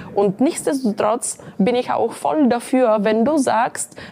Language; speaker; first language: German; non-native, fluent; Bulgarian